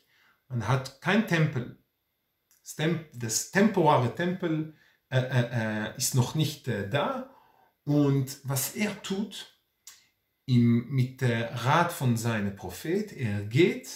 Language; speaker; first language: German; non-native, fluent; Hebrew